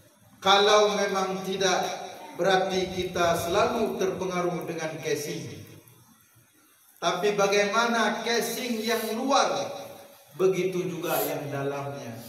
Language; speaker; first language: Indonesian; non-native, local second language; Achinese